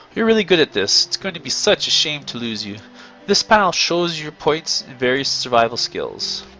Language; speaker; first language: English; native; English